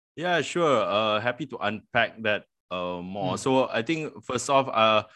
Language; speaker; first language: English; non-native, local second language; Malay